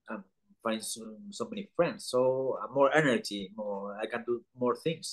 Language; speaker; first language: English; non-native, learner; Spanish